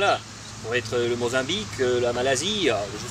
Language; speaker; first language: French; non-native, fluent; Spanish